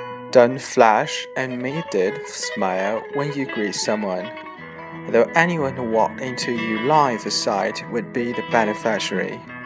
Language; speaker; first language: English; non-native, fluent; Chinese